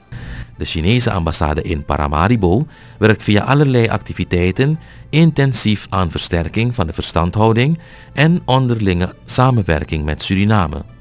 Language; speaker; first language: Dutch; native; Dutch